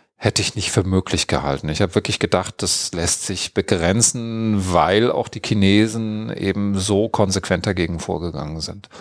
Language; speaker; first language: German; native; German